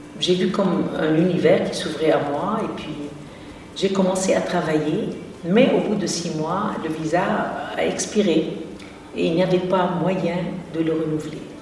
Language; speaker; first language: French; non-native, local second language; Arabic